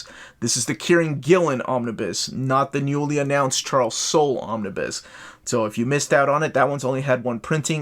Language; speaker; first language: English; native; English